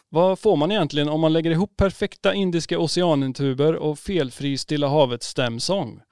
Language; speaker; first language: Swedish; native; Swedish